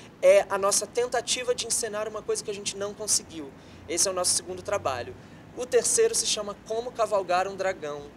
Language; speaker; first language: Portuguese; native; Portuguese